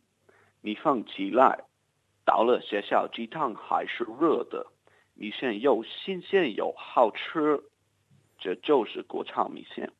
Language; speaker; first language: Chinese; non-native, learner; English